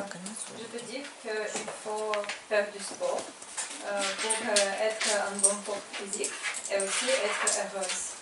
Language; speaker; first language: French; non-native, learner; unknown